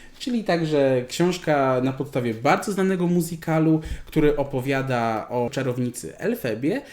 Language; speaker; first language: Polish; native; Polish